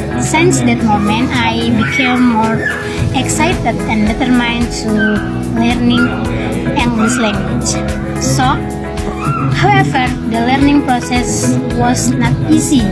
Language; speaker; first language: English; non-native, learner; Indonesian